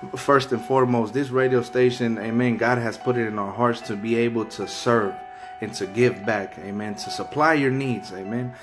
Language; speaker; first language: English; early bilingual, other home language; Spanish